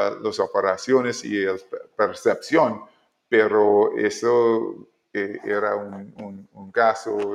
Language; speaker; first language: Spanish; non-native, learner; English